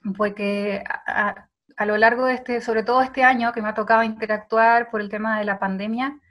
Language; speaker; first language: Spanish; native; Spanish